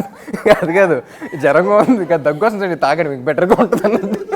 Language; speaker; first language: Telugu; native; Telugu